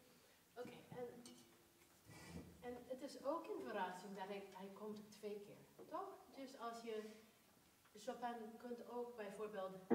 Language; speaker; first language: Dutch; non-native, fluent; English